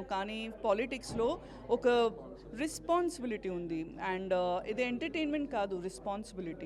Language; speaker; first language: Telugu; non-native, learner; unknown